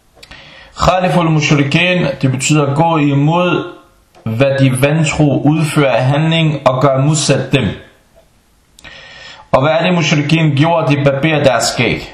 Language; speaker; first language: Danish; non-native, fluent; Arabic